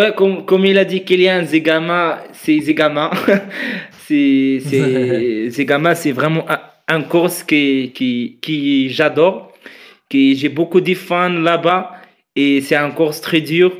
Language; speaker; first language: French; non-native, learner; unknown